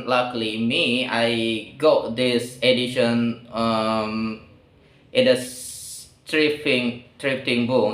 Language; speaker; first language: English; non-native, learner; Indonesian